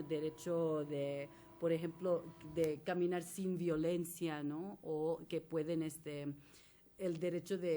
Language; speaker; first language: Spanish; non-native, fluent; English